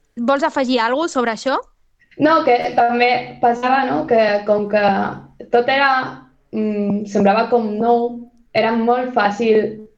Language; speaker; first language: Catalan; non-native, local second language; Spanish